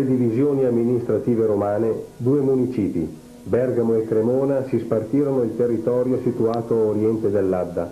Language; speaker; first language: Italian; native; Italian